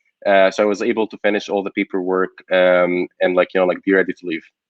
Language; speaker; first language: English; non-native, local second language; Arabic